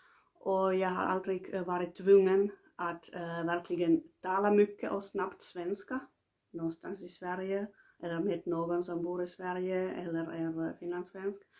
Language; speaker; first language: Swedish; non-native, local second language; Finnish